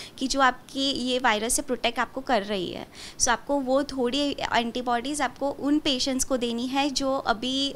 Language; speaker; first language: Hindi; non-native, local second language; Gujarati